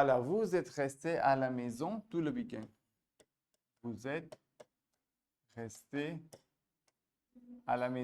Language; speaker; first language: French; non-native, fluent; Hindi